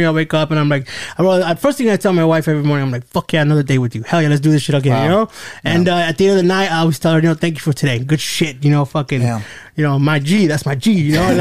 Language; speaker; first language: English; native; English